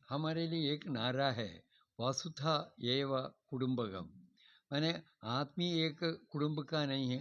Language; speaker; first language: Hindi; non-native, local second language; Malayalam